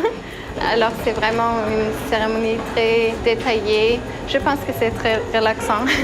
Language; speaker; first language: French; non-native, fluent; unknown